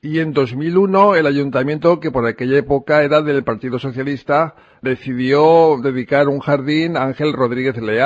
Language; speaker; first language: Spanish; native; Spanish